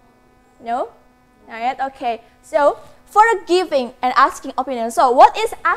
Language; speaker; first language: English; non-native, learner; Indonesian